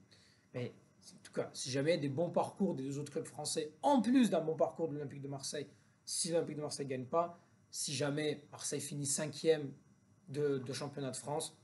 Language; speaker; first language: French; native; French